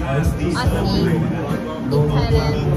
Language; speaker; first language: English; non-native, learner; Thai